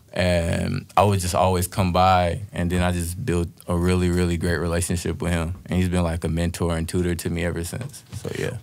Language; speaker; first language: English; native; English